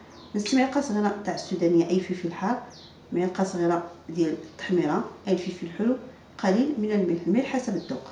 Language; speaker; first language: Arabic; native; Arabic